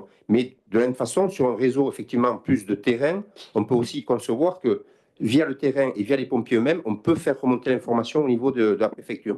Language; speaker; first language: French; native; French